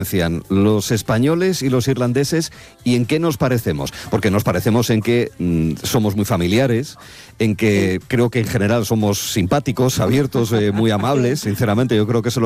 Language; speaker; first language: Spanish; native; Spanish